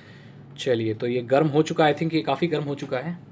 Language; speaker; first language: Hindi; native; Hindi